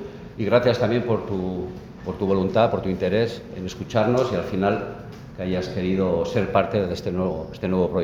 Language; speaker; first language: Spanish; native; Spanish